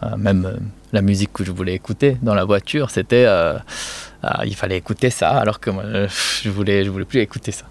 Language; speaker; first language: French; non-native, fluent; Japanese